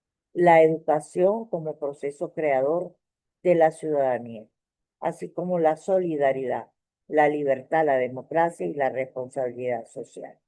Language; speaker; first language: Spanish; native; Spanish